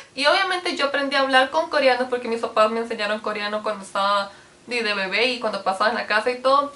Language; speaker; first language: Spanish; early bilingual, other home language; Korean